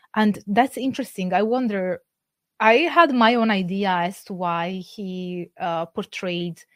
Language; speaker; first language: English; non-native, fluent; Italian